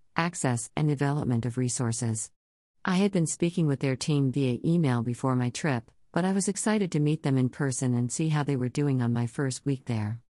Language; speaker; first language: English; native; English